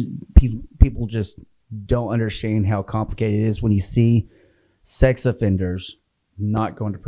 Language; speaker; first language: English; native; English